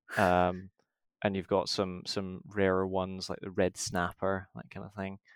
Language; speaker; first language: English; native; English